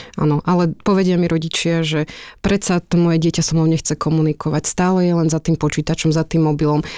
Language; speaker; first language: Slovak; native; Slovak